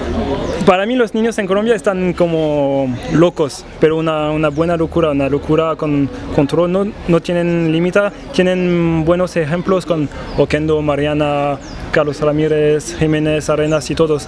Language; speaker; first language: Spanish; non-native, fluent; French